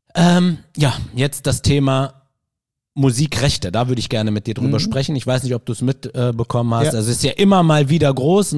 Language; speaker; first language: German; early bilingual, other home language; Arabic